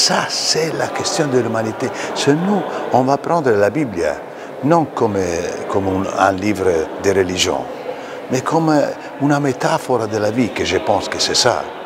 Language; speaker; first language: French; non-native, fluent; Italian